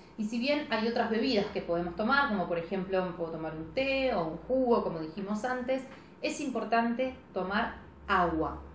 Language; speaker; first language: Spanish; native; Spanish